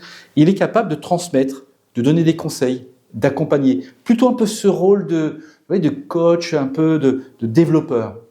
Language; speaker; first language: French; native; French